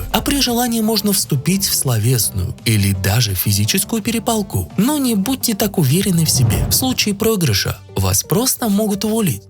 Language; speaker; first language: Russian; native; Russian